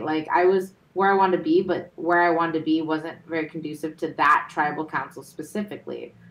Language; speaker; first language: English; native; English